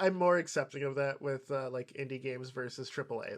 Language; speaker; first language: English; native; English